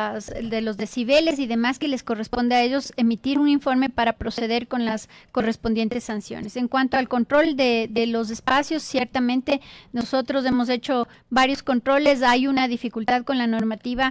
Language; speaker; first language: Spanish; native; Spanish